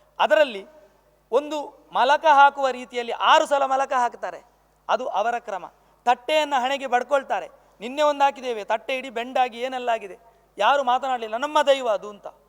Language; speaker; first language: Kannada; non-native, local second language; Tulu